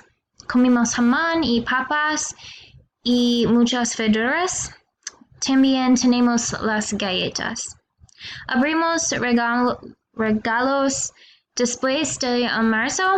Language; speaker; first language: Spanish; non-native, learner; English